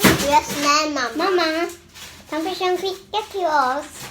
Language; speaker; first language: Swedish; early bilingual, other home language; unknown